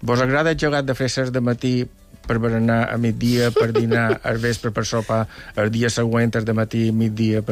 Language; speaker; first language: Catalan; native; Catalan